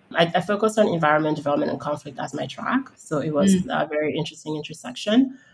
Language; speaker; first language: English; early bilingual, heritage; English